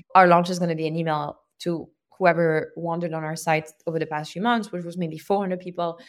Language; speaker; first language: English; non-native, fluent; French